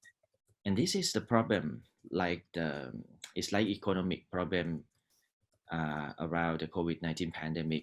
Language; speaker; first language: English; non-native, learner; Thai